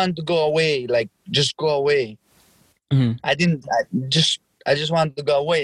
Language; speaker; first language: English; non-native, fluent; Albanian